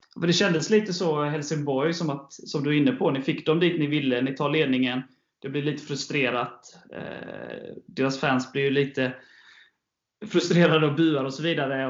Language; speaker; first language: Swedish; native; Swedish